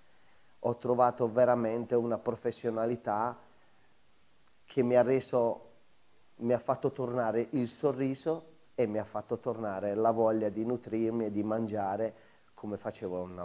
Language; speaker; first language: Italian; native; Italian